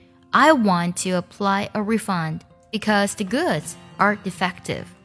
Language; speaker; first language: English; non-native, fluent; Chinese